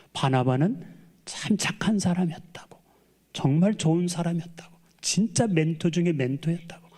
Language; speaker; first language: Korean; native; Korean